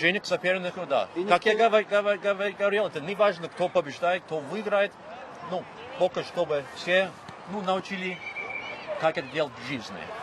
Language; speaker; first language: Russian; non-native, fluent; English